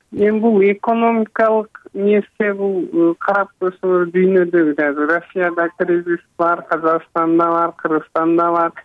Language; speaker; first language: Kyrgyz; early bilingual, heritage; Kyrgyz